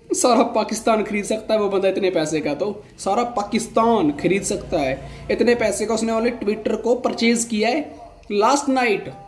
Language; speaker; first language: Hindi; non-native, local second language; Punjabi